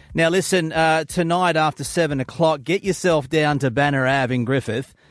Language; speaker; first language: English; native; English